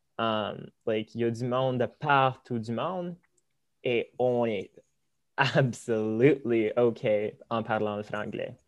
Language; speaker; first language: French; early bilingual, other home language; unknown